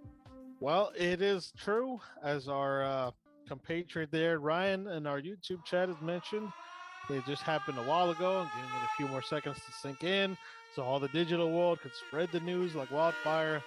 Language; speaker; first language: English; native; English